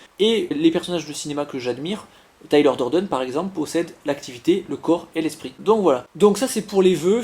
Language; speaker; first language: French; native; French